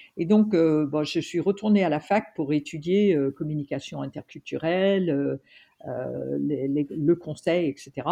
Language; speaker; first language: French; non-native, fluent; English